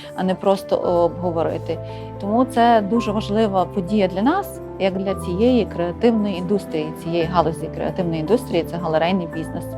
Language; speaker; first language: Ukrainian; native; Ukrainian